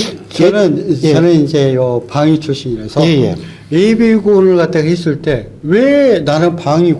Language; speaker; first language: Korean; native; Korean